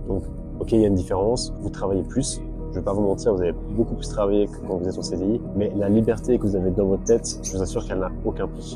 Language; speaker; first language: French; native; French